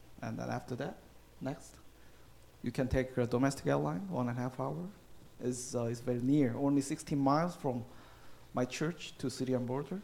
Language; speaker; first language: English; non-native, learner; Korean